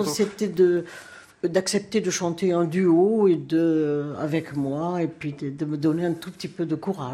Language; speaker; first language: French; native; French